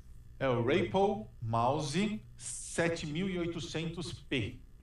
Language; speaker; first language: Portuguese; native; Portuguese